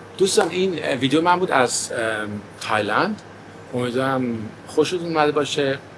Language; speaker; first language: Persian; early bilingual, heritage; Persian